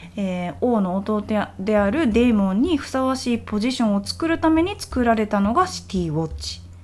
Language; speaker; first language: Japanese; native; Japanese